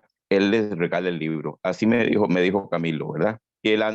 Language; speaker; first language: Spanish; native; Spanish